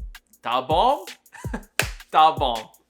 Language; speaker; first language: Portuguese; non-native, learner; English